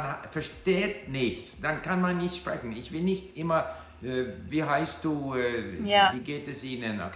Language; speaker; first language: German; non-native, learner; English